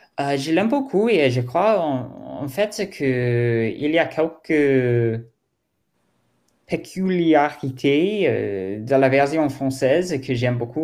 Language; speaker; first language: French; non-native, learner; German